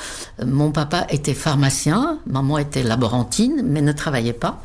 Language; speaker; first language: French; non-native, fluent; Czech